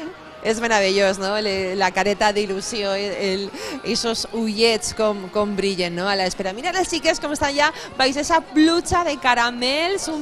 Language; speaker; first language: Catalan; native; Catalan